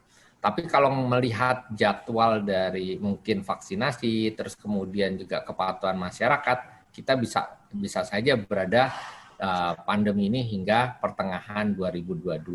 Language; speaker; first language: Indonesian; native; Indonesian